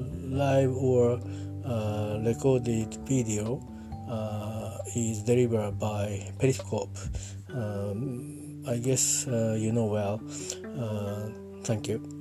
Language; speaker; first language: English; non-native, learner; Japanese